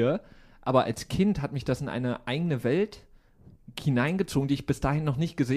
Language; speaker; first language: German; native; German